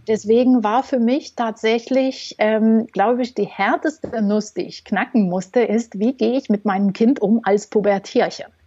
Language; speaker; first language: German; non-native, fluent; Romanian